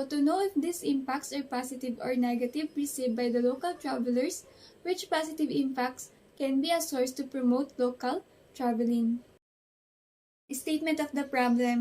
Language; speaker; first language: English; non-native, local second language; Filipino